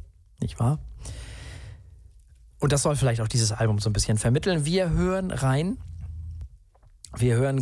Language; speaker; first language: German; native; German